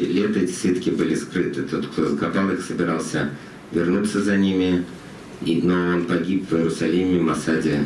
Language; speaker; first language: Russian; native; Russian